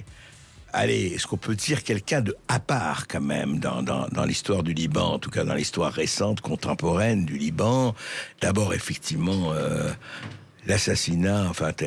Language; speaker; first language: French; native; French